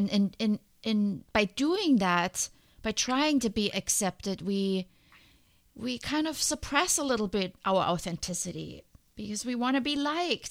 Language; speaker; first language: English; non-native, fluent; German